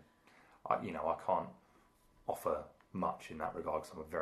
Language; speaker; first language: English; native; English